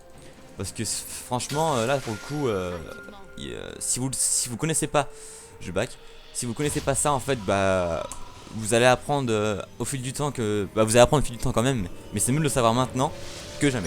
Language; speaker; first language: French; native; French